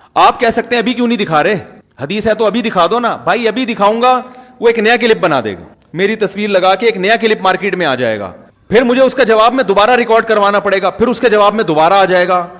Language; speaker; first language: Urdu; native; Urdu